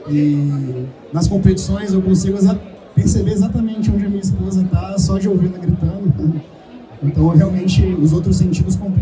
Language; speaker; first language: Portuguese; native; Portuguese